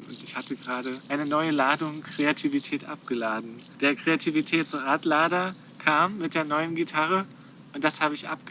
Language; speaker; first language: German; native; German